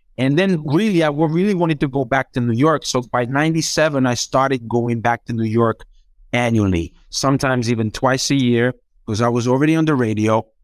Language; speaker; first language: English; non-native, fluent; Croatian